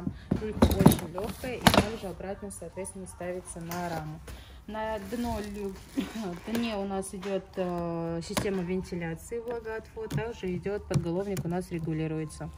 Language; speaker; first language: Russian; native; Russian